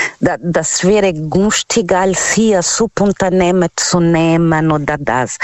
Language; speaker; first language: German; non-native, learner; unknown